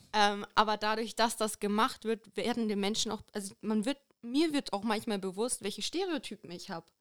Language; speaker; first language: German; native; German